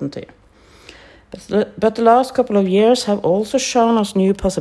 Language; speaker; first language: English; non-native, fluent; Norwegian